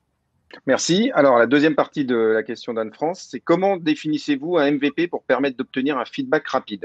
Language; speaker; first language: French; native; French